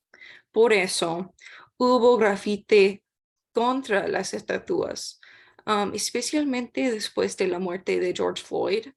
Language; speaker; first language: Spanish; non-native, learner; English